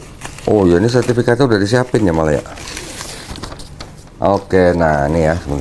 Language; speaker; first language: Indonesian; native; Indonesian